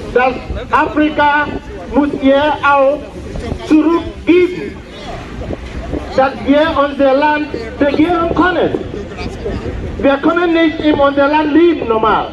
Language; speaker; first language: German; non-native, learner; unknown